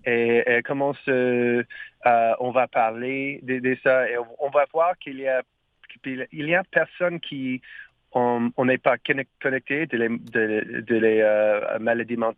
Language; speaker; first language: French; non-native, learner; English